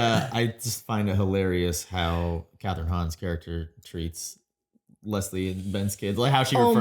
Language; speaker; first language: English; native; English